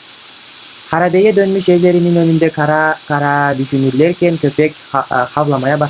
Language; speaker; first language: Turkish; non-native, fluent; Kyrgyz